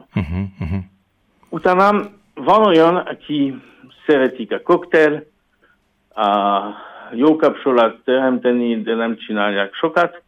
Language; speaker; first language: Hungarian; non-native, learner; French